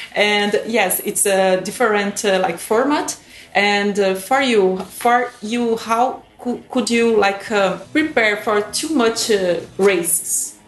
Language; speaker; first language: English; non-native, learner; Portuguese